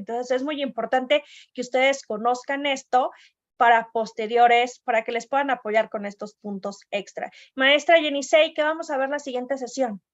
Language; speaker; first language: Spanish; native; Spanish